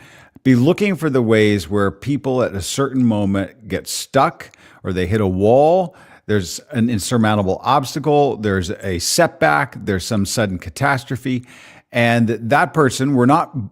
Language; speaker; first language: English; native; English